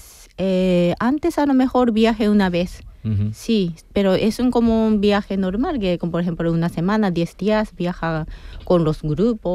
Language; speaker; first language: Spanish; non-native, fluent; Japanese